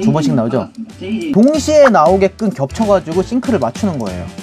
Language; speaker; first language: Korean; native; Korean